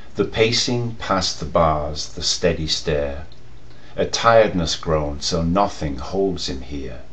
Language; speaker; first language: English; native; English